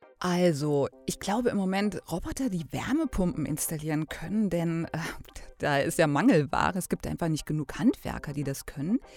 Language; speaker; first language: German; native; German